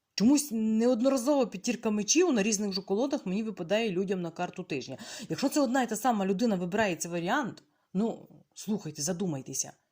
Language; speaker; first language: Ukrainian; native; Ukrainian